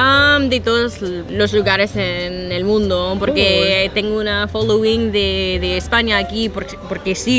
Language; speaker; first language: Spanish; non-native, learner; English